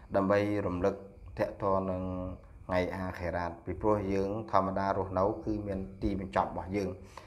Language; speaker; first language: Khmer; non-native, local second language; Eastern Cham